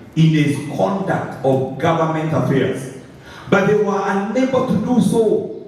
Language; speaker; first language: English; non-native, local second language; Swahili